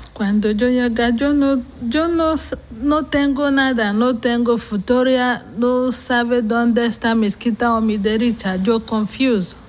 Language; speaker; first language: Spanish; non-native, learner; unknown